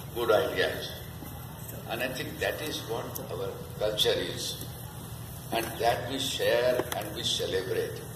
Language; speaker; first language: English; non-native, local second language; Marathi